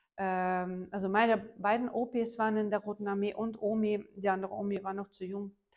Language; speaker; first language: German; non-native, fluent; Ukrainian